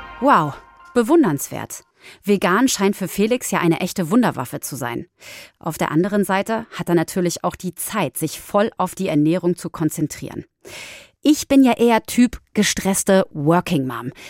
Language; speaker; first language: German; native; German